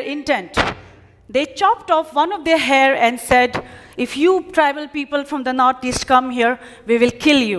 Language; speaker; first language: English; non-native, local second language; Nyishi